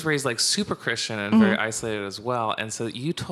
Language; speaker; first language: English; native; English